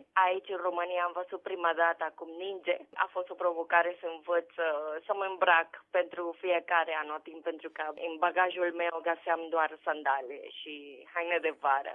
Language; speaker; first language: Romanian; non-native, fluent; Spanish